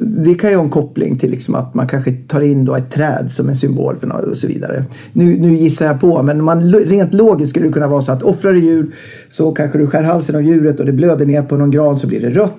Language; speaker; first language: Swedish; native; Swedish